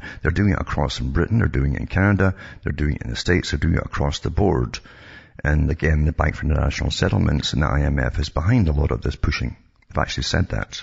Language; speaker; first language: English; native; English